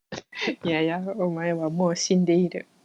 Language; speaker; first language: Japanese; non-native, fluent; Malay